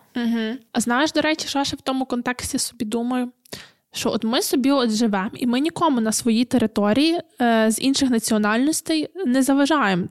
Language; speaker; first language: Ukrainian; native; Ukrainian